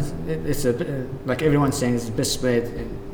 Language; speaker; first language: English; non-native, fluent; Arabic